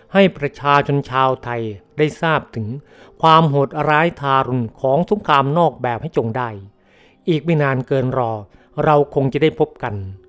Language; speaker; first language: Thai; native; Thai